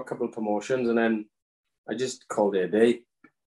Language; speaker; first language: English; native; English